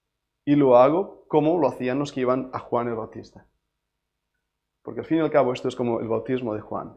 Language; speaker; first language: Spanish; native; Spanish